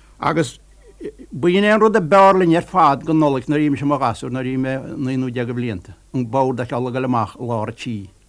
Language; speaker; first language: Irish; native; Irish